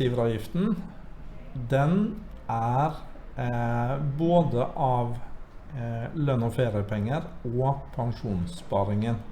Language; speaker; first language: Norwegian; native; Norwegian